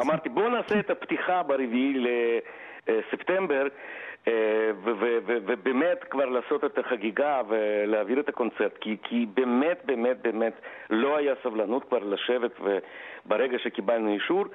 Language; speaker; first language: Hebrew; non-native, fluent; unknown